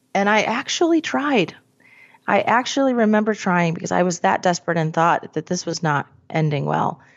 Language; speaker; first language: English; native; English